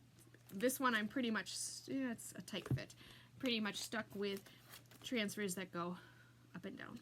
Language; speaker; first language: English; native; English